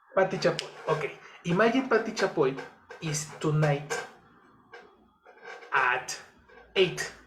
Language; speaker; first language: English; non-native, fluent; Spanish